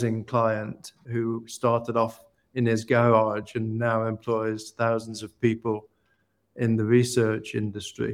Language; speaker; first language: English; native; English